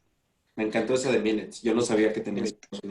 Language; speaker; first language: Spanish; native; Spanish